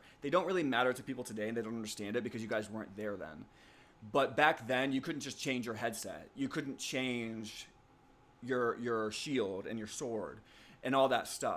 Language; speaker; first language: English; native; English